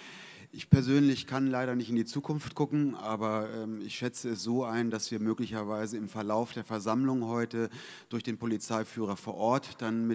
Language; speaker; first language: German; native; German